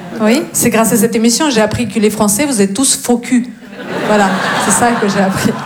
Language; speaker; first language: French; non-native, fluent; Russian